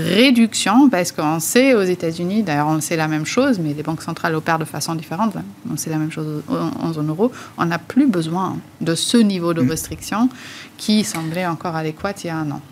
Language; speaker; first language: French; native; French